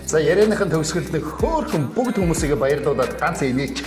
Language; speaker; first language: Mongolian; native; Mongolian